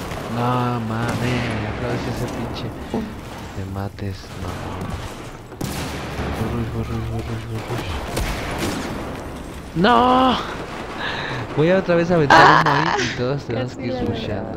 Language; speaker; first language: Spanish; native; Spanish